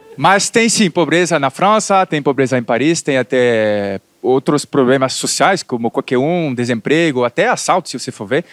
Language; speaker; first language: Portuguese; non-native, fluent; French